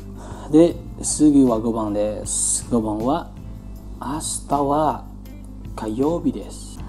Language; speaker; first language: Japanese; non-native, fluent; Indonesian